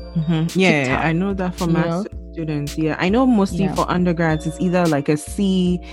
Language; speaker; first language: English; non-native, local second language; Akan